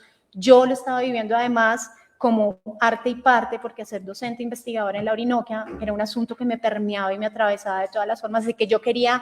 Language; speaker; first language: Spanish; native; Spanish